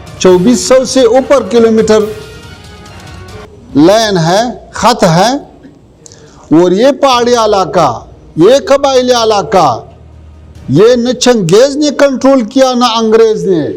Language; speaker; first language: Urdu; non-native, fluent; Pashto